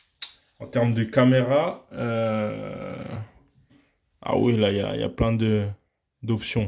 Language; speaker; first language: French; native; French